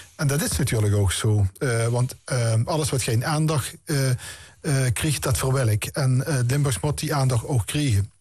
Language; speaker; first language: Dutch; native; Dutch